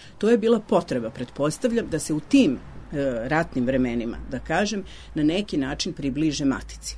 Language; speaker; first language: Serbian; native; Serbian